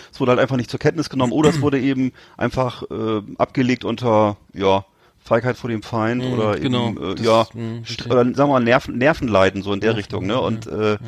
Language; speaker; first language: German; native; German